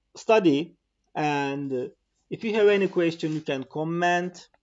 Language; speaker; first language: English; non-native, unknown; Turkish